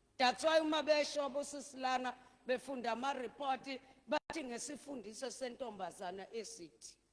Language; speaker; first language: Zulu; native; Zulu